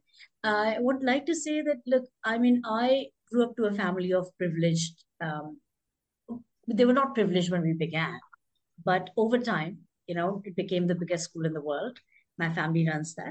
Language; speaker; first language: English; non-native, local second language; Hindi